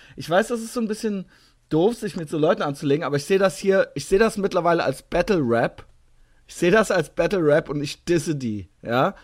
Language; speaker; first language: German; native; German